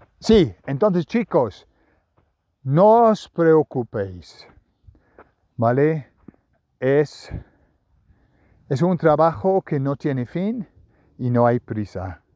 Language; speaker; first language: Spanish; non-native, fluent; English